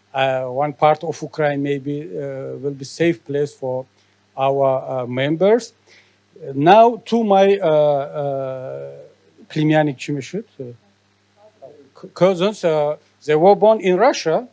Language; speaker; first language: English; non-native, learner; Tajik